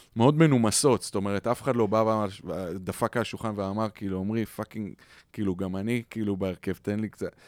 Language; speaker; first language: Hebrew; native; Hebrew